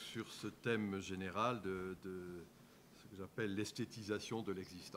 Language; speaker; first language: French; native; French